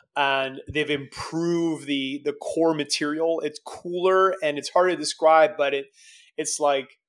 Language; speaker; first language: English; native; English